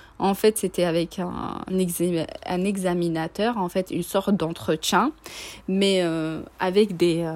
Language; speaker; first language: French; non-native, local second language; Arabic